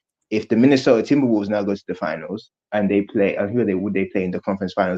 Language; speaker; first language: English; native; English